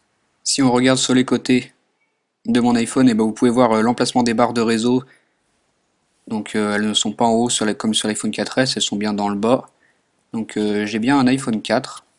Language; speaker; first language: French; native; French